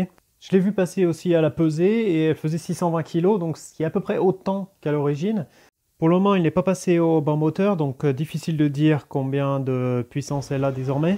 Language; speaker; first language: French; native; French